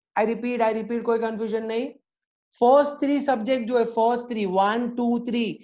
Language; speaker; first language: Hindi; native; Hindi